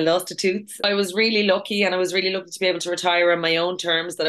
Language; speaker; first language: English; native; English